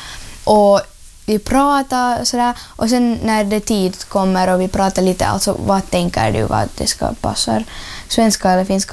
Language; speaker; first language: Swedish; non-native, learner; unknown